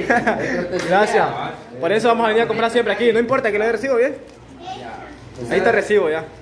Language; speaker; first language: Spanish; native; Spanish